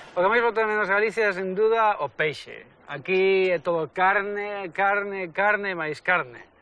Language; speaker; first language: Galician; native; Galician